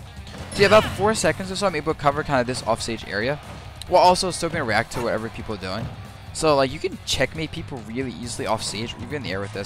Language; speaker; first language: English; native; English